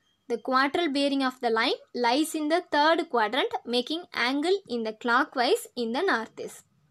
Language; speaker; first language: English; non-native, local second language; Tamil